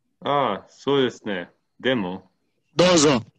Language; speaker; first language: Japanese; non-native, learner; English